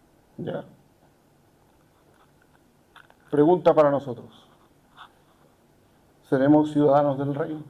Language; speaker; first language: Spanish; native; Spanish